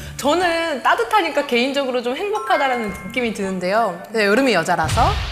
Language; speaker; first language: Korean; native; Korean